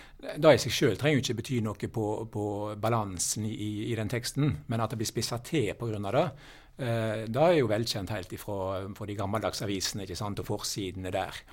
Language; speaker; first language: Norwegian; native; Norwegian